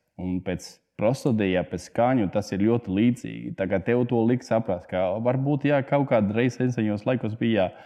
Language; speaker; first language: Latvian; non-native, fluent; Spanish